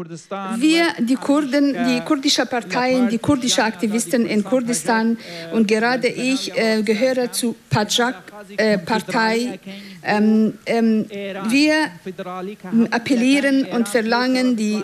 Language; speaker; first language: German; non-native, fluent; Central Kurdish